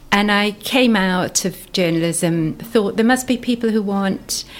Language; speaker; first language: English; native; English